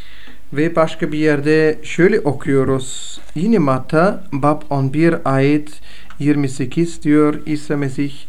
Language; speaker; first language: Turkish; non-native, fluent; Bulgarian